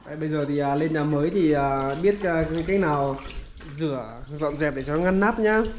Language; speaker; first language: Vietnamese; native; Vietnamese